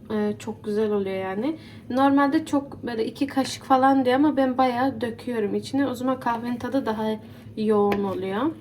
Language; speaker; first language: Turkish; early bilingual, heritage; Turkish